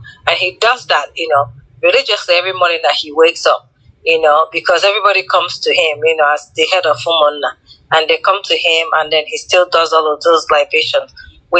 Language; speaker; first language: English; non-native, local second language; Igbo